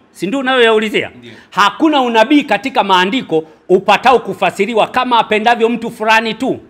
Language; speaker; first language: Swahili; native; Swahili